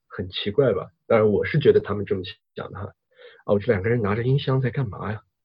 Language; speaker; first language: Chinese; native; Chinese